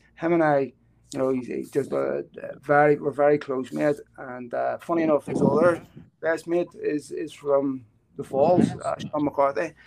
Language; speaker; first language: English; native; English